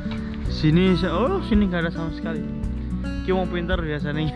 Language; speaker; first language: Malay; non-native, local second language; Javanese